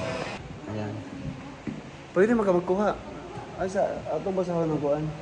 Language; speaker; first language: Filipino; non-native, local second language; Cebuano